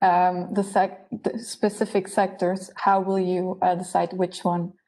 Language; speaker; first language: English; non-native, fluent; Dutch